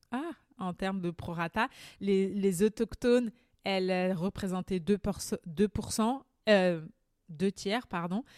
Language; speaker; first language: French; native; French